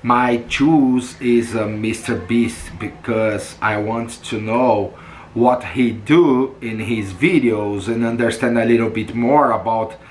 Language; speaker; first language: English; non-native, learner; Portuguese